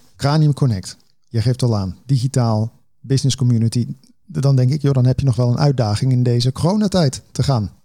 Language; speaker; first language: Dutch; native; Dutch